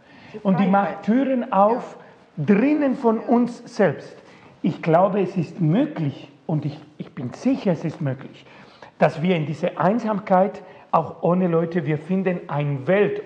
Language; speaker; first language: German; non-native, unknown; Spanish